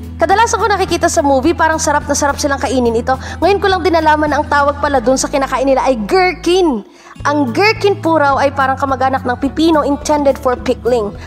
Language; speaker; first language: Filipino; native; Filipino